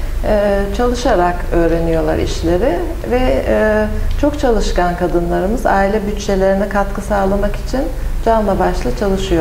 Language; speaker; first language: Turkish; native; Turkish